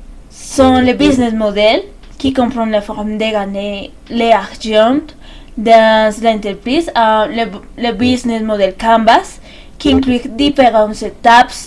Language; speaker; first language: French; non-native, learner; Spanish